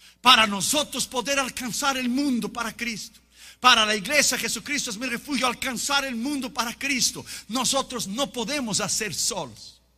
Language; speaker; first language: Spanish; non-native, fluent; Portuguese